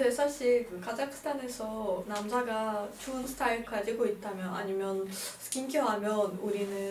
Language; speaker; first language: Korean; non-native, fluent; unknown